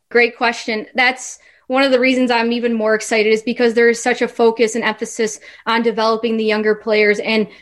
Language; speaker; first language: English; native; English